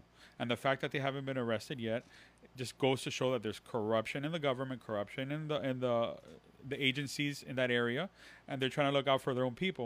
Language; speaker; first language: English; early bilingual, other home language; Spanish